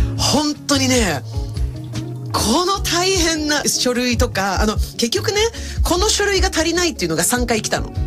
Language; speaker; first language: Japanese; non-native, fluent; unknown